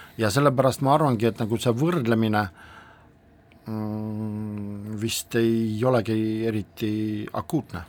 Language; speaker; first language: Estonian; non-native, local second language; Russian